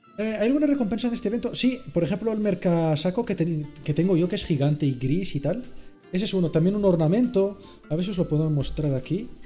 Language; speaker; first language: Spanish; native; Spanish